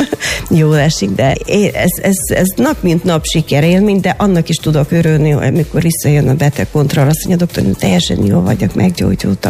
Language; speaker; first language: Hungarian; non-native, fluent; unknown